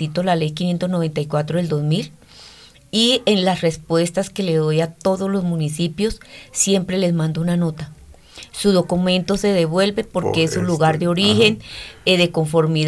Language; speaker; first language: Spanish; native; Spanish